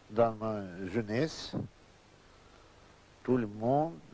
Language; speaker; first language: French; non-native, learner; Russian